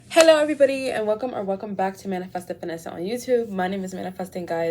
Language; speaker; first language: English; native; English